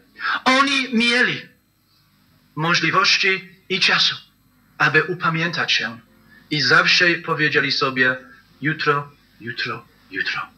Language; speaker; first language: Polish; non-native, learner; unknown